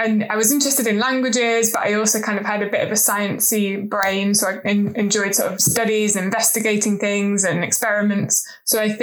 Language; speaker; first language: English; native; English